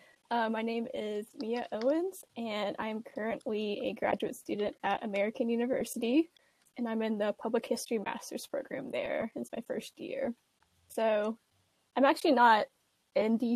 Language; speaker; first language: English; native; English